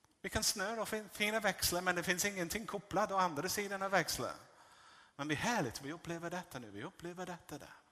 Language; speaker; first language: Swedish; non-native, fluent; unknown